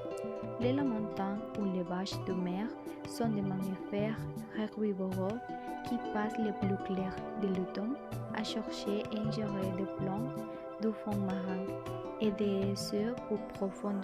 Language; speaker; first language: French; non-native, learner; Spanish